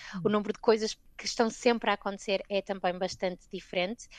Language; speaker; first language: Portuguese; native; Portuguese